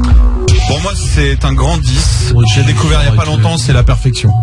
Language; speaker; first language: French; native; French